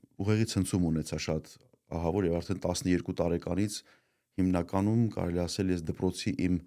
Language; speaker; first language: Armenian; native; Armenian